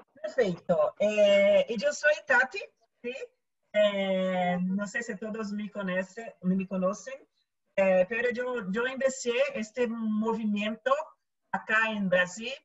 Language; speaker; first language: Portuguese; non-native, learner; Spanish